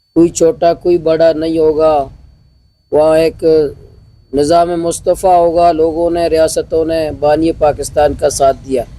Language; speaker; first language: Urdu; non-native, local second language; Baluchi